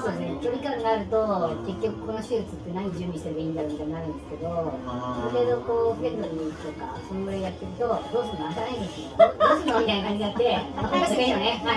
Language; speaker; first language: Japanese; native; Japanese